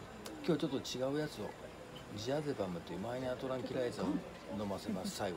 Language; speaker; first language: Japanese; native; Japanese